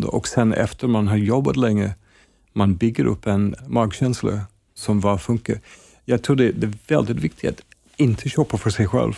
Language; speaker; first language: Swedish; non-native, fluent; English